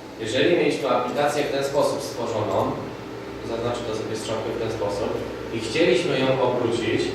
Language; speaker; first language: Polish; native; Polish